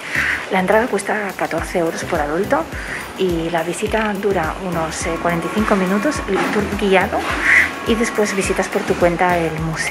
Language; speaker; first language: Spanish; native; Spanish